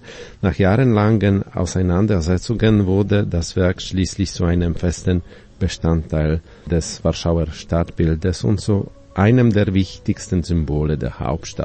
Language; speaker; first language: German; non-native, fluent; Polish